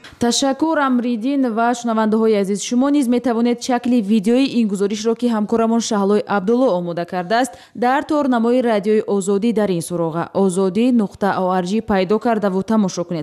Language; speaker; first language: Tajik; native; Tajik